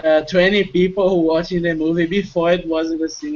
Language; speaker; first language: English; non-native, fluent; Portuguese